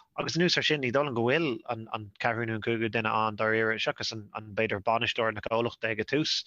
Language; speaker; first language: Irish; non-native, local second language; English